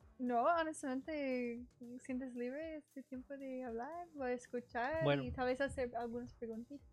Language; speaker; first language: Spanish; non-native, learner; English